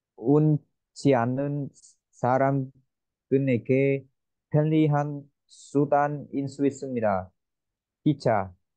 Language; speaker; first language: Korean; non-native, learner; Vietnamese